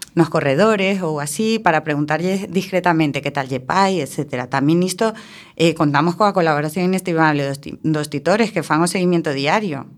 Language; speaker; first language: Galician; non-native, local second language; Spanish